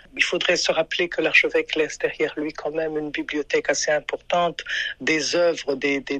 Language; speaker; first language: French; non-native, local second language; Rundi